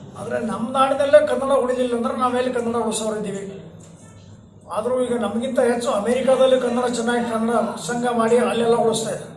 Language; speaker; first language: Kannada; native; Kannada